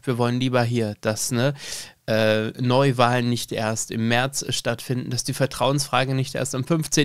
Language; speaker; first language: German; native; German